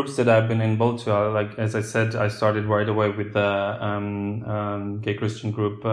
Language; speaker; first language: English; non-native, fluent; Slovak